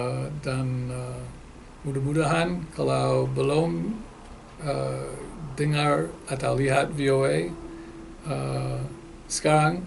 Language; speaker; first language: Indonesian; non-native, learner; English